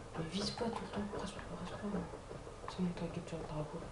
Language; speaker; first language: French; native; French